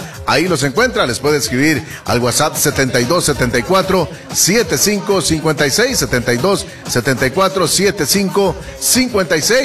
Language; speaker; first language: Spanish; native; Spanish